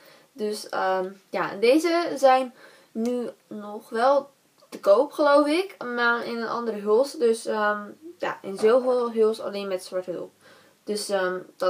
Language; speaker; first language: Dutch; native; Dutch